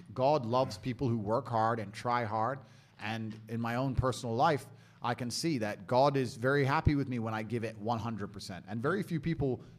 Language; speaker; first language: English; native; English